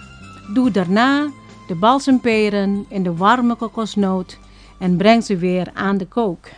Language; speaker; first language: Dutch; non-native, fluent; Indonesian